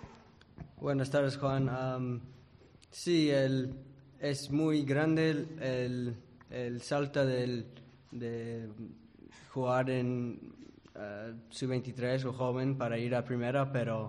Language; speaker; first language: Spanish; early bilingual, heritage; English